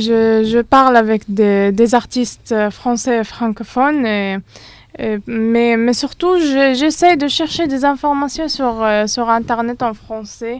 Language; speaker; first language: French; non-native, learner; Arabic